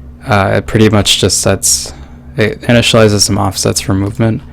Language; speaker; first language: English; native; English